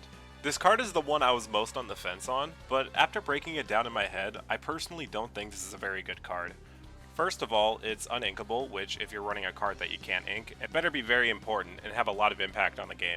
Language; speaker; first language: English; native; English